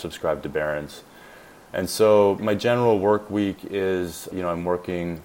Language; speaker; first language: English; native; English